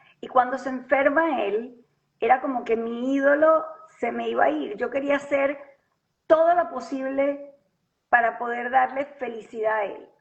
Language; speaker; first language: Spanish; native; Spanish